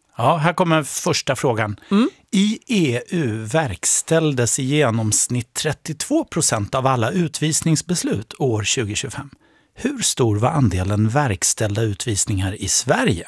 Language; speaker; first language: Swedish; native; Swedish